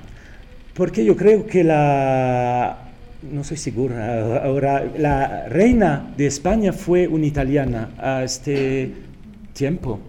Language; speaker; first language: Spanish; non-native, fluent; French